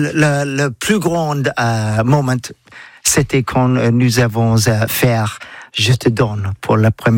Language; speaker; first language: French; non-native, learner; English